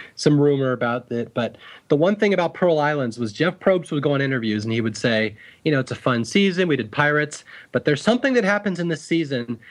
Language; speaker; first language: English; native; English